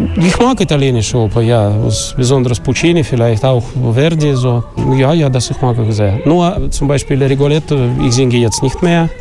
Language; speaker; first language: German; non-native, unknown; Russian